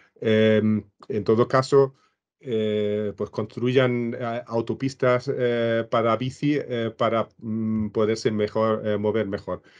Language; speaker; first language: Spanish; non-native, fluent; German